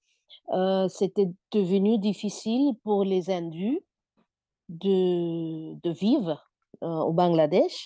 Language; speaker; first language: French; non-native, fluent; Bangla